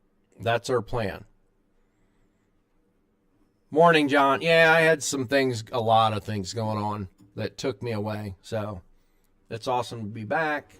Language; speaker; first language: English; native; English